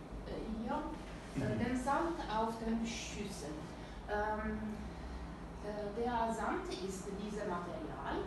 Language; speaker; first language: German; non-native, learner; Italian